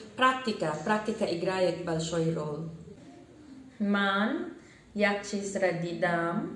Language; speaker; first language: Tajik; non-native, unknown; Filipino